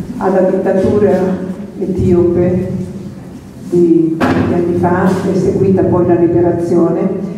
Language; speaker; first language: Italian; early bilingual, heritage; Italian